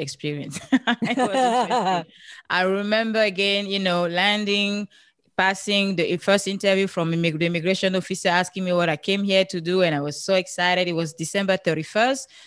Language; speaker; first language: English; non-native, local second language; French